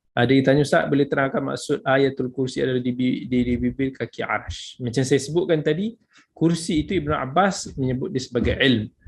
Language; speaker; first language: Malay; native; Malay